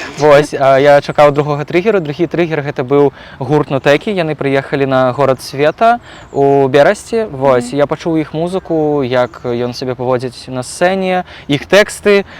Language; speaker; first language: Belarusian; non-native, local second language; Russian